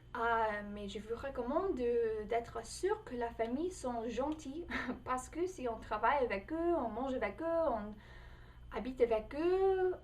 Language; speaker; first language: French; non-native, fluent; English